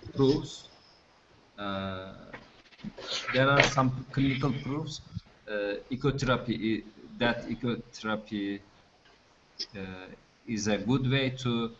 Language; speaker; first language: English; non-native, fluent; Turkish